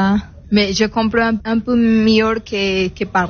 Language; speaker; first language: French; non-native, learner; Spanish